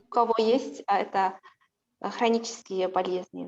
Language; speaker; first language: Russian; non-native, local second language; Kazakh